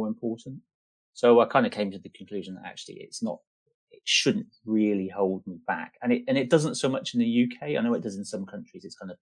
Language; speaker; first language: English; native; English